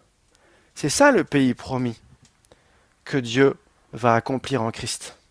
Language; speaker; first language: French; native; French